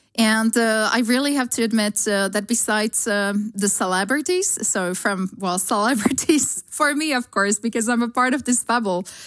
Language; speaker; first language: English; non-native, fluent; Slovak